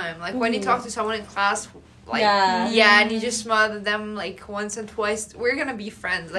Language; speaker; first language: English; non-native, fluent; Arabic